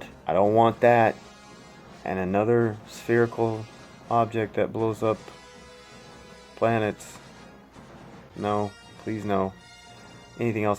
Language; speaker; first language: English; native; English